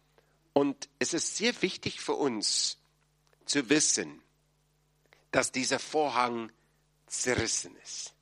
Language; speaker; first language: German; non-native, fluent; English